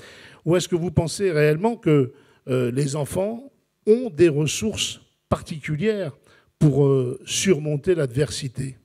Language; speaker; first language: French; native; French